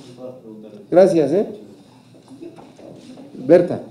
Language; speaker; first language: Spanish; native; Spanish